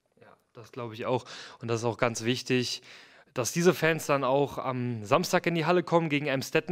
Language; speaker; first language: German; native; German